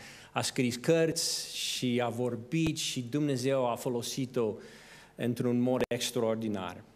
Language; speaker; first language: Romanian; non-native, fluent; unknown